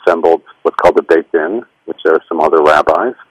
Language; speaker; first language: English; native; English